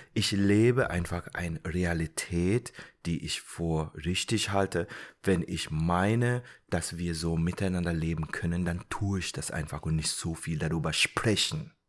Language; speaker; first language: German; non-native, fluent; English